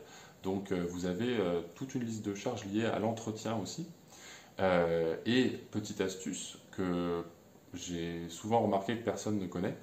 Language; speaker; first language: French; native; French